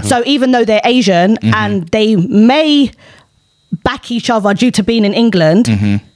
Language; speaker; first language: English; native; English